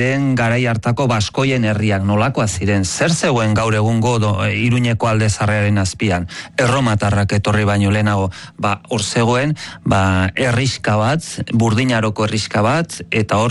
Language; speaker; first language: Basque; native; Basque